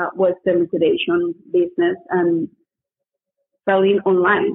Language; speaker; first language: English; non-native, fluent; Spanish